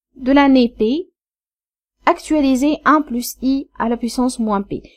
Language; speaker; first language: French; non-native, local second language; Arabic